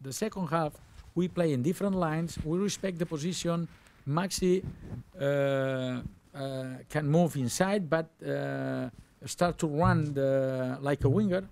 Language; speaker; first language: English; non-native, learner; Catalan